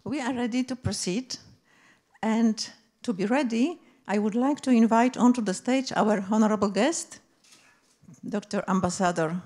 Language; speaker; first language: English; non-native, fluent; Polish